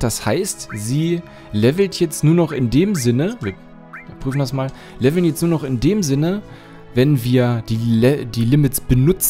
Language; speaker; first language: German; native; German